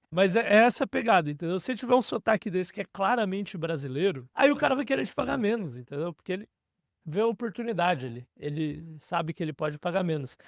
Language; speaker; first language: Portuguese; native; Portuguese